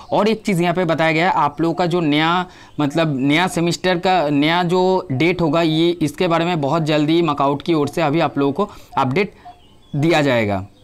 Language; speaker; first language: Hindi; non-native, local second language; Bangla